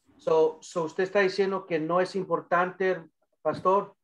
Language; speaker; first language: Spanish; early bilingual, other home language; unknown